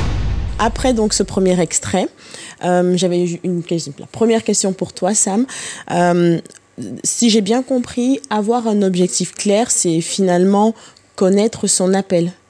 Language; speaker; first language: French; native; French